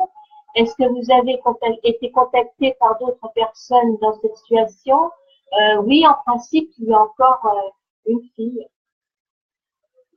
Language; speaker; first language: French; native; French